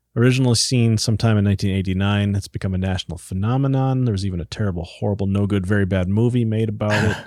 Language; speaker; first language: English; native; English